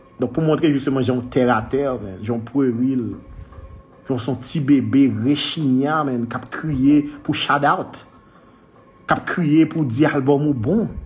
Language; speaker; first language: Haitian Creole; native; Haitian Creole